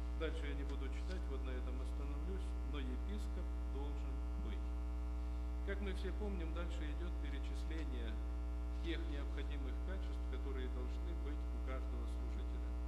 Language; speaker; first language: Russian; native; Russian